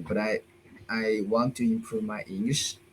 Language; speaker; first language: English; non-native, learner; Chinese